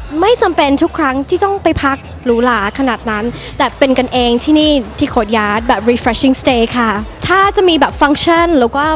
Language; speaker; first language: Thai; native; Thai